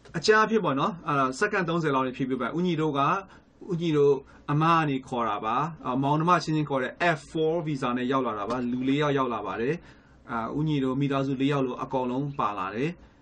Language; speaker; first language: Burmese; native; Burmese